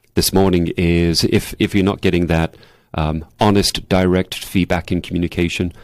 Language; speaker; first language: English; native; English